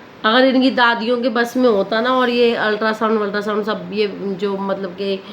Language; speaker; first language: Hindi; native; Hindi